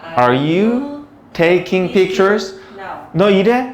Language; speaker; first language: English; non-native, fluent; Korean